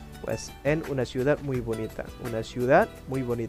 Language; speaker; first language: Spanish; non-native, fluent; Indonesian